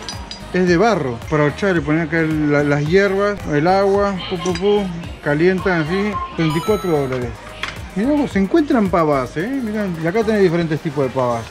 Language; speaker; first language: Spanish; native; Spanish